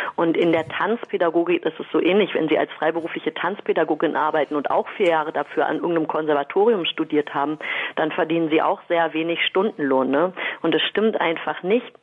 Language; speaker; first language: German; native; German